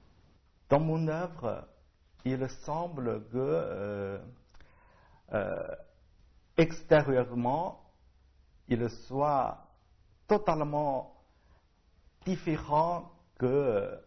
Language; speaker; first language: French; non-native, learner; Chinese